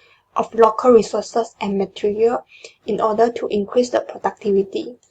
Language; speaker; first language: English; non-native, learner; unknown